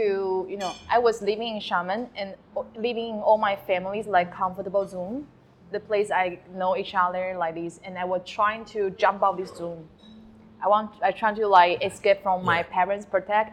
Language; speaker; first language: English; non-native, fluent; Chinese